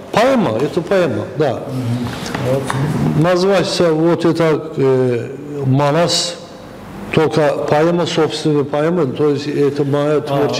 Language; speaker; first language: Russian; non-native, fluent; Azerbaijani